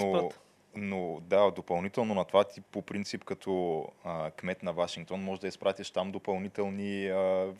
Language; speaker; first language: Bulgarian; native; Bulgarian